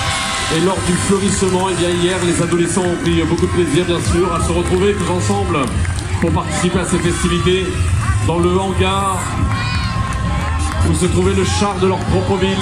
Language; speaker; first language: French; native; French